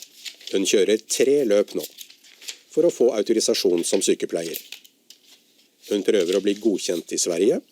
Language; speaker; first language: Norwegian; native; Norwegian